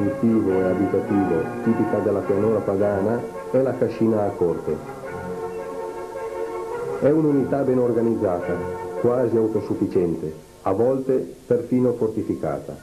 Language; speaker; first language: Italian; native; Italian